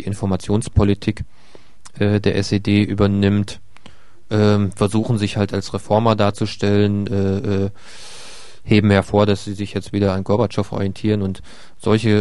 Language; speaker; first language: German; native; German